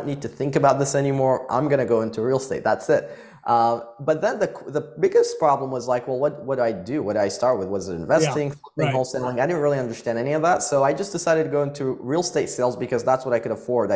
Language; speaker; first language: English; early bilingual, other home language; Arabic